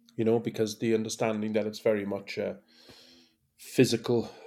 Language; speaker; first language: English; native; English